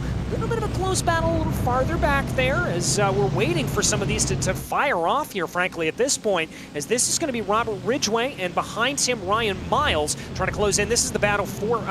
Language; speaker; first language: English; native; English